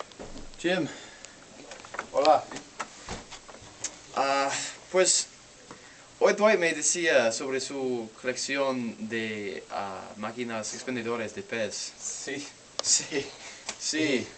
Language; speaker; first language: Spanish; non-native, learner; English